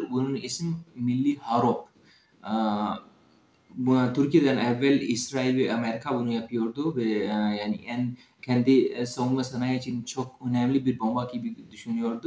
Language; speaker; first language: Turkish; non-native, fluent; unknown